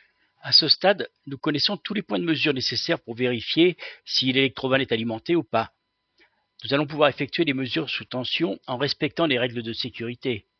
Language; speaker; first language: French; native; French